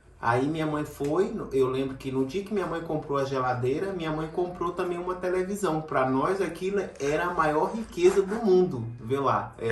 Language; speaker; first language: Portuguese; native; Portuguese